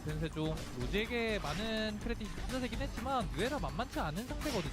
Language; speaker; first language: Korean; native; Korean